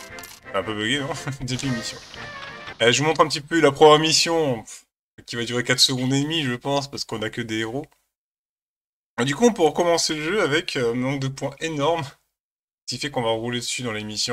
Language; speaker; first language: French; native; French